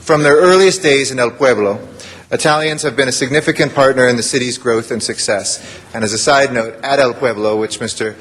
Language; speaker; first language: English; early bilingual, other home language; Italian